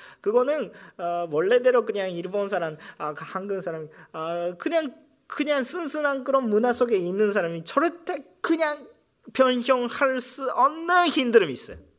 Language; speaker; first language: Korean; non-native, fluent; Japanese